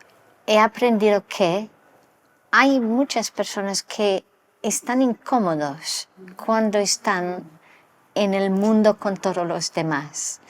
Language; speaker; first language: Spanish; non-native, local second language; English